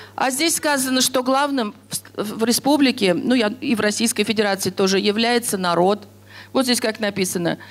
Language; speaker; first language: Russian; non-native, local second language; Tatar